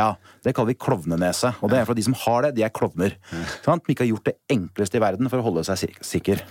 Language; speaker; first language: Norwegian; native; Norwegian